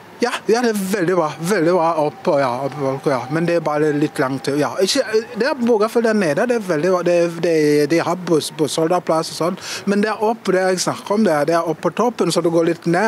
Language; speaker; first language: Norwegian; non-native, fluent; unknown